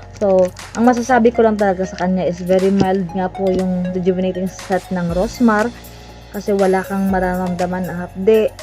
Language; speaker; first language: Filipino; non-native, local second language; Cebuano